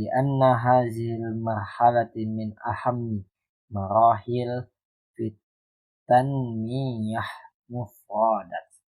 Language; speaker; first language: Arabic; non-native, learner; Indonesian